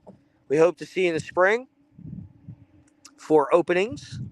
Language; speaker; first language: English; native; English